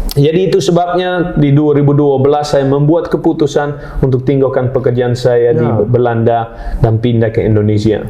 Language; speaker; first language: Indonesian; non-native, fluent; Dutch